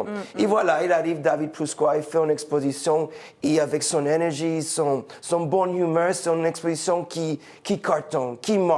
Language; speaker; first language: French; non-native, fluent; English